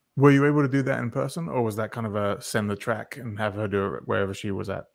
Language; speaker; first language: English; native; English